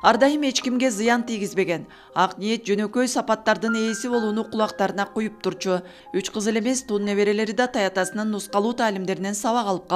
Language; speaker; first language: Kyrgyz; native; Kyrgyz